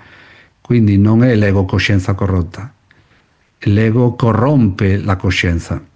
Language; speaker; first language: Italian; non-native, fluent; Spanish